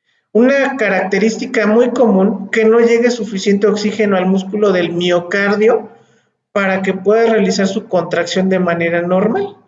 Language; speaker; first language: Spanish; native; Spanish